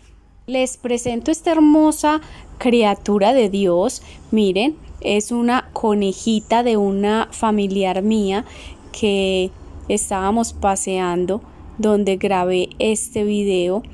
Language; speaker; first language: Spanish; native; Spanish